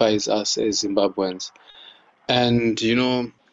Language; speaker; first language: English; non-native, local second language; Shona